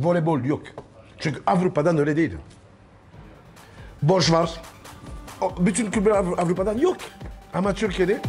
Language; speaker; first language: Turkish; non-native, learner; French